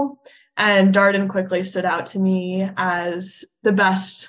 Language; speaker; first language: English; native; English